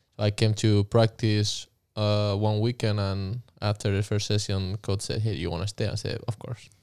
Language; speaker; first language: English; non-native, fluent; Spanish